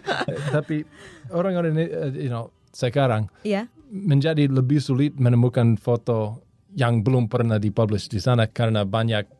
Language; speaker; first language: Indonesian; non-native, learner; English